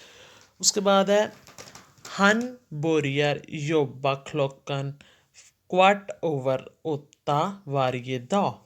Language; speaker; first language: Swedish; non-native, fluent; Urdu